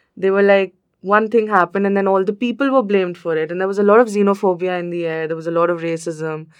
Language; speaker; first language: English; non-native, local second language; Hindi